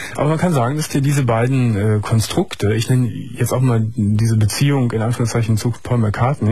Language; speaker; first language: German; native; German